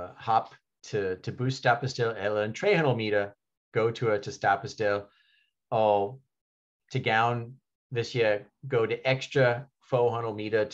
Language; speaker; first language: Danish; non-native, fluent; English